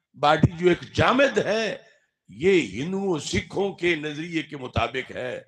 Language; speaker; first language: Urdu; non-native, local second language; Punjabi